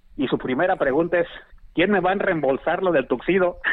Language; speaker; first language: Spanish; native; Spanish